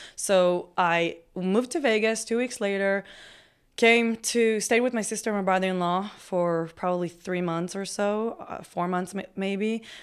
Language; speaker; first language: English; non-native, fluent; Hebrew